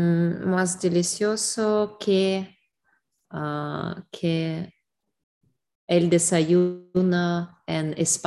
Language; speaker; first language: Spanish; non-native, learner; English